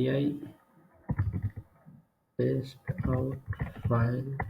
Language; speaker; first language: English; non-native, local second language; Telugu